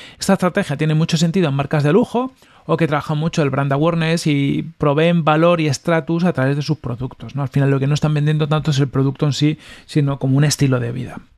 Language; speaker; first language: Spanish; native; Spanish